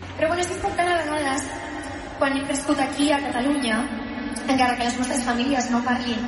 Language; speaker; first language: Catalan; non-native, local second language; Spanish